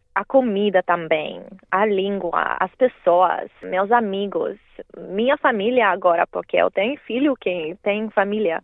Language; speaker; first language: Portuguese; non-native, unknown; Russian